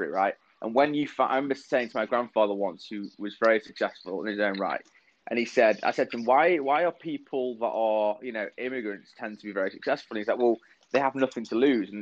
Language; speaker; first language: English; native; English